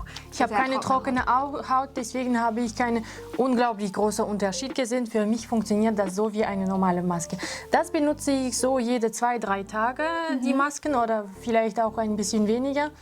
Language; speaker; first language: German; non-native, fluent; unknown